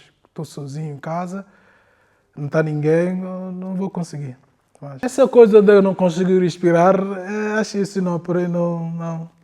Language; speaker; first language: Portuguese; non-native, learner; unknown